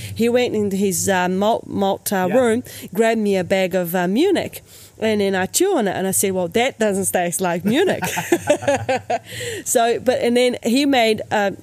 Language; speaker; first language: English; native; English